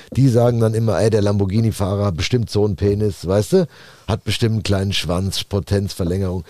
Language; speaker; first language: German; native; German